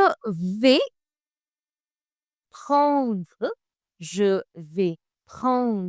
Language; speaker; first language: French; non-native, fluent; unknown